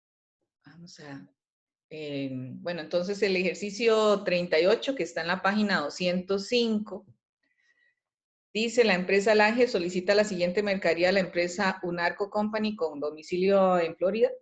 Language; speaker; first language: Spanish; native; Spanish